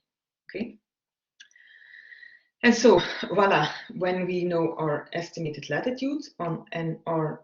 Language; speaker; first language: English; non-native, fluent; Dutch